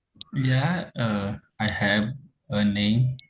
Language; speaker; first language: English; non-native, learner; Hindi